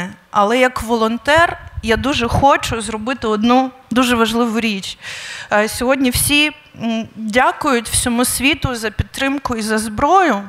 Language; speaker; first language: Ukrainian; native; Ukrainian